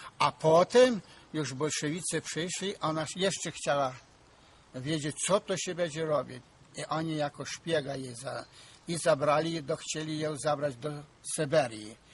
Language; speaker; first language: Polish; early bilingual, heritage; Polish